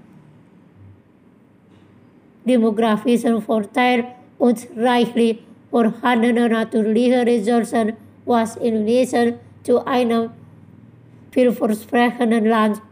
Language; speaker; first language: German; non-native, fluent; Indonesian